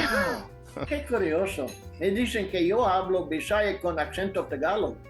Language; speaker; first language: Spanish; non-native, fluent; English